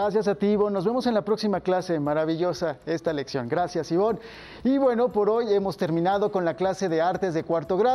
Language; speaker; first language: Spanish; native; Spanish